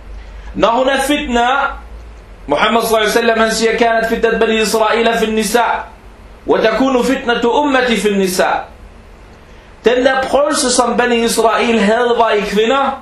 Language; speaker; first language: Danish; non-native, fluent; Arabic